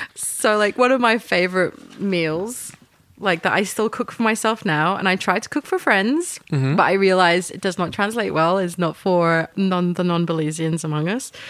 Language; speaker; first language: English; native; English